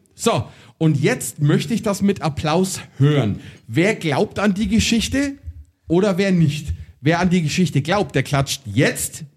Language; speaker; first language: German; native; German